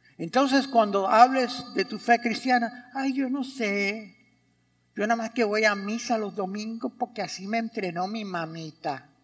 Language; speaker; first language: Spanish; early bilingual, heritage; Spanish